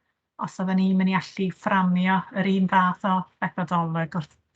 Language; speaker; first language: Welsh; native; Welsh